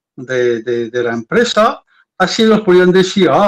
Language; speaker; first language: Spanish; non-native, fluent; Arabic